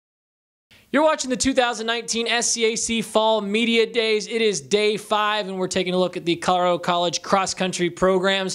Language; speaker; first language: English; native; English